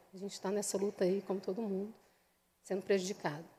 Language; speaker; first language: Portuguese; native; Portuguese